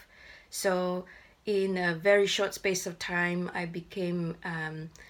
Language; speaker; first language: English; non-native, local second language; Malay